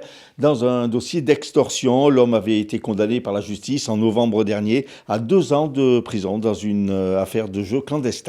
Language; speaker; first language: French; native; French